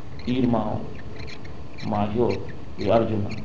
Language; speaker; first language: Portuguese; non-native, learner; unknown